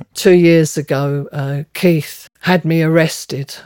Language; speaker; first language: English; native; English